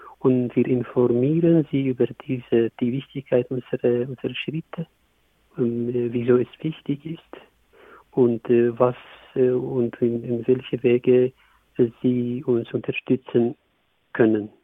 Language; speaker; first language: German; non-native, learner; Kurdish